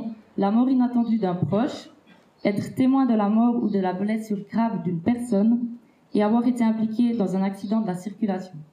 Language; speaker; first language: French; native; French